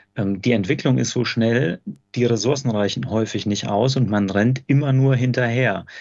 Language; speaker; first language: German; native; German